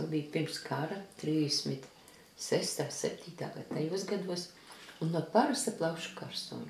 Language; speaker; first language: Latvian; early bilingual, heritage; Latvian